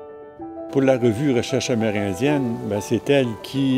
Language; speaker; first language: French; native; French